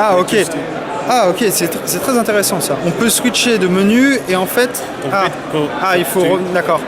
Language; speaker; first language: French; native; French